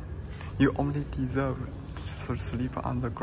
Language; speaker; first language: English; non-native, learner; Chinese